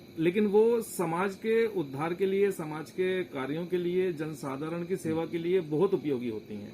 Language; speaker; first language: Hindi; native; Hindi